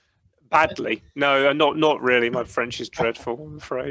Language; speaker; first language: English; native; English